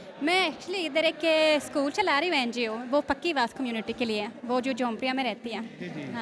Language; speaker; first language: Hindi; non-native, learner; Swedish